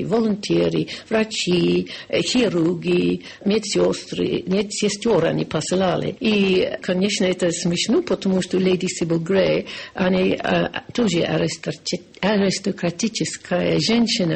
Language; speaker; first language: Russian; non-native, learner; English